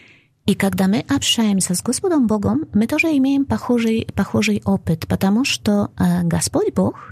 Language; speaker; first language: Russian; non-native, fluent; Polish